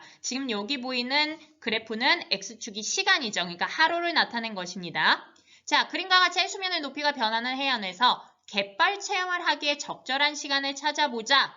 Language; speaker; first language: Korean; native; Korean